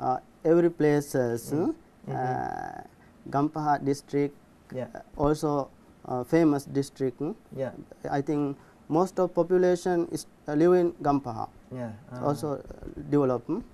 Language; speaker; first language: English; non-native, learner; Sinhala